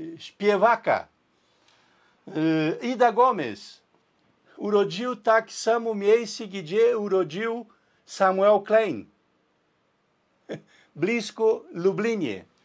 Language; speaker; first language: Polish; non-native, learner; Portuguese